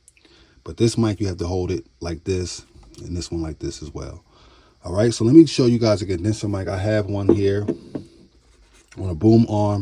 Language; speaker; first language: English; native; English